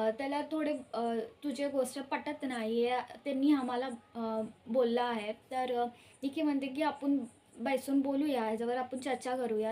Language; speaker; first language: Marathi; early bilingual, heritage; Marathi